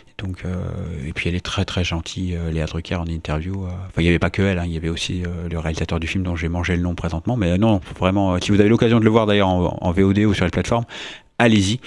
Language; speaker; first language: French; native; French